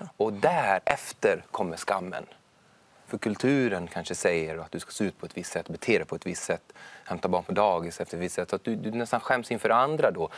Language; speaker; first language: Swedish; native; Swedish